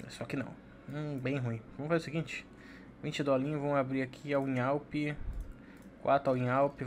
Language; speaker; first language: Portuguese; native; Portuguese